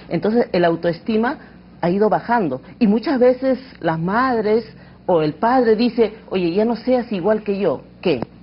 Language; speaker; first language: Spanish; non-native, local second language; Quechua